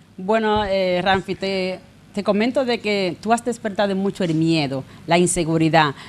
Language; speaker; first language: Spanish; native; Spanish